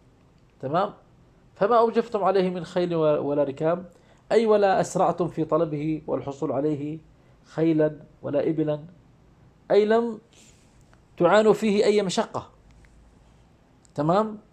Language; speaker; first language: Arabic; native; Arabic